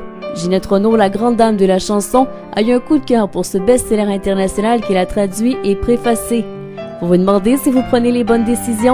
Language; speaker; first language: French; native; French